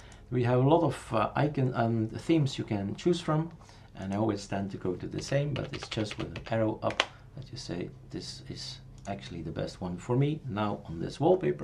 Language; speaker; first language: English; non-native, fluent; Dutch